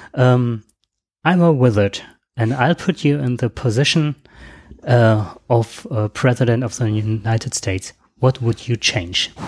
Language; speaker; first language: English; non-native, learner; German